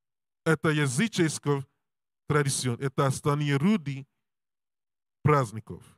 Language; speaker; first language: Russian; non-native, learner; English